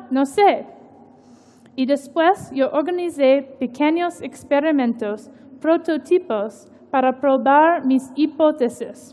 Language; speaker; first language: Spanish; non-native, learner; English